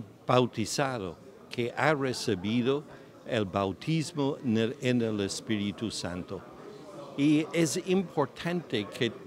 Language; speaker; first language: Spanish; non-native, fluent; English